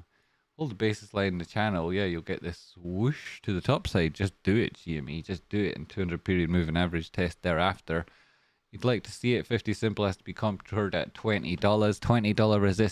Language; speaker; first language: English; native; English